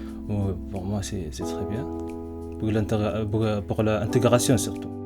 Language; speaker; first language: French; non-native, learner; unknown